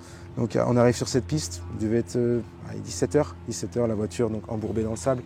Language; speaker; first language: French; native; French